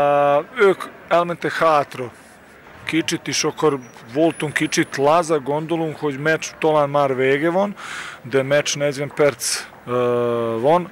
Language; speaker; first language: Hungarian; non-native, learner; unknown